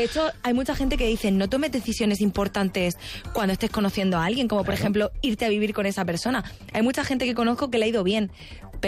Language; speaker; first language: Spanish; native; Spanish